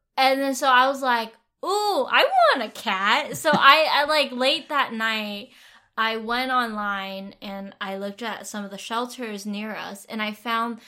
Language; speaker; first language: English; non-native, fluent; Vietnamese